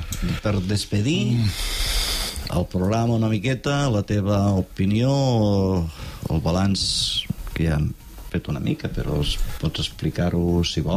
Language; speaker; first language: Catalan; native; Catalan